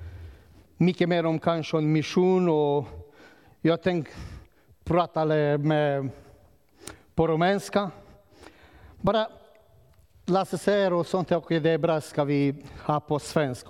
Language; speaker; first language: Swedish; non-native, learner; Romanian